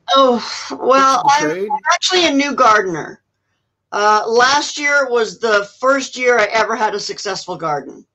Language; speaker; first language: English; native; English